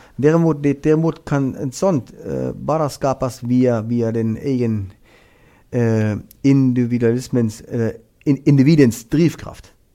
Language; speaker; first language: Swedish; non-native, fluent; German